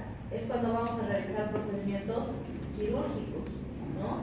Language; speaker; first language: Spanish; native; Spanish